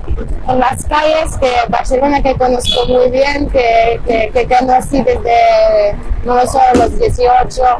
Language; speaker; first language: Spanish; non-native, fluent; French